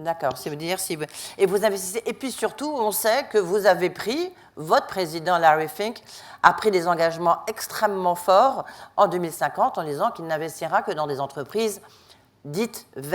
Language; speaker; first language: French; native; French